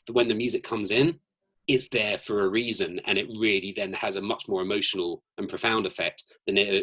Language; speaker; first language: English; native; English